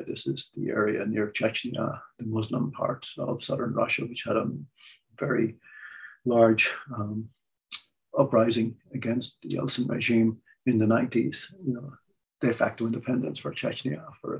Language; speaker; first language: English; native; English